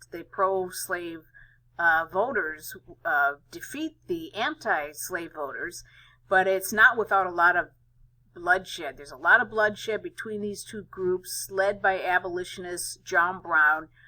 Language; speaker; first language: English; native; English